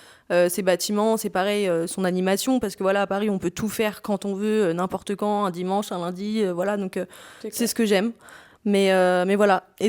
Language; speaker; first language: French; native; French